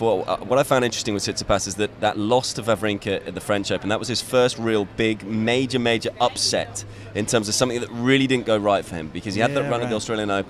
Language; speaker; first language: English; native; English